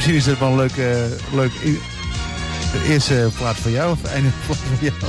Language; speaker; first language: Dutch; native; Dutch